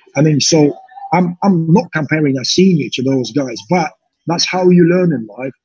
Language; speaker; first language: English; non-native, fluent; Russian